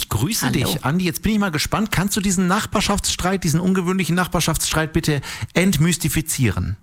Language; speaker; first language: German; native; German